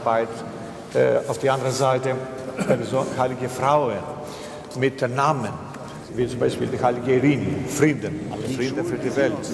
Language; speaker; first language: German; non-native, fluent; Greek